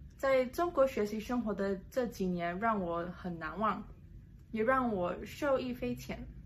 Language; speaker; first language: Chinese; non-native, local second language; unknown